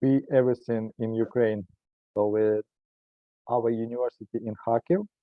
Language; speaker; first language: English; non-native, learner; Ukrainian